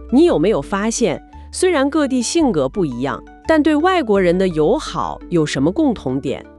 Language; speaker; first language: Chinese; native; Chinese